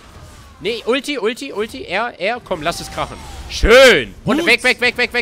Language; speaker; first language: German; native; German